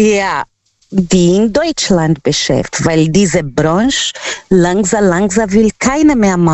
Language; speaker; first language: German; non-native, learner; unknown